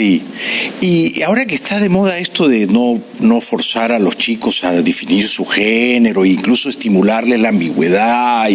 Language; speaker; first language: Spanish; native; Spanish